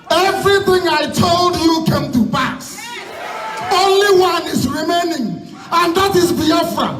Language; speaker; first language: English; non-native, local second language; Igbo